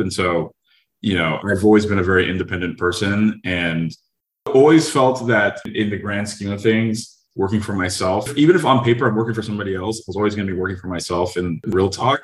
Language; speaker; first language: English; native; English